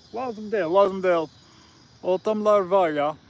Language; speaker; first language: Turkish; non-native, learner; English